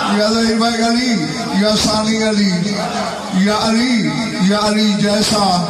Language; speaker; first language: Urdu; non-native, local second language; Saraiki